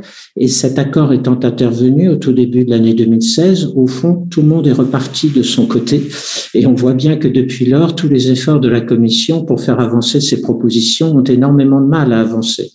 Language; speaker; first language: French; native; French